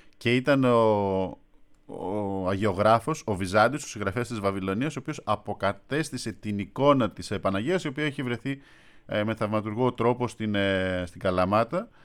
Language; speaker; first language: Greek; native; Greek